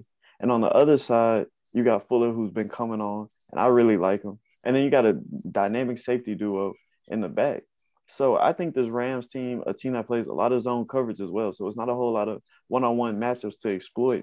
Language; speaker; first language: English; native; English